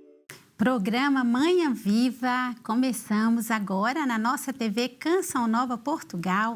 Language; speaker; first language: Portuguese; native; Portuguese